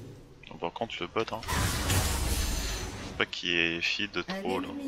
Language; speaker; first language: French; native; French